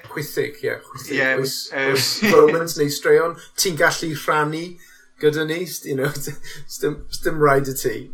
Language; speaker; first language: Welsh; non-native, local second language; English